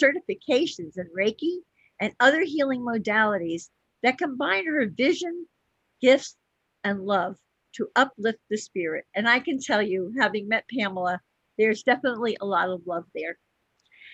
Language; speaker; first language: English; native; English